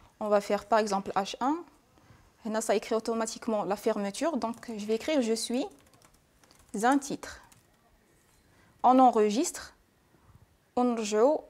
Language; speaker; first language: French; non-native, local second language; Arabic